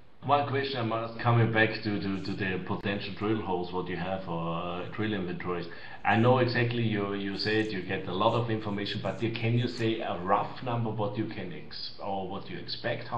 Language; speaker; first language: English; non-native, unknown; German